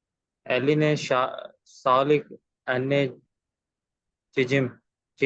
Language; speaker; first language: Turkish; non-native, learner; Urdu